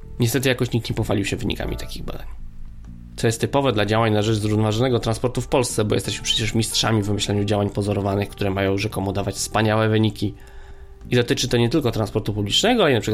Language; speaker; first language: Polish; native; Polish